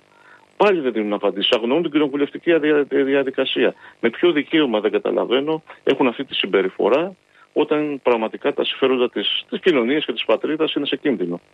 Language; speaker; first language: Greek; native; Greek